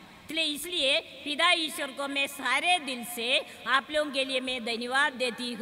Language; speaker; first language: Hindi; non-native, local second language; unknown